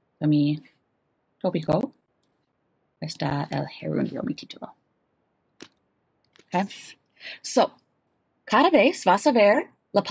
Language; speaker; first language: Spanish; non-native, learner; English